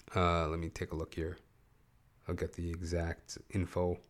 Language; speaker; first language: English; early bilingual, other home language; Hindi